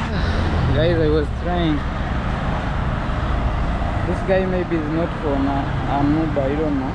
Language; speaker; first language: English; non-native, fluent; Rundi